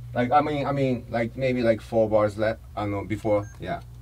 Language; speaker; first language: English; non-native, fluent; Japanese